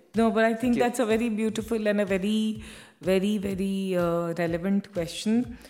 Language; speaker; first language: English; non-native, local second language; Hindi